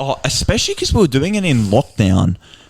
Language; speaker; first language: English; native; English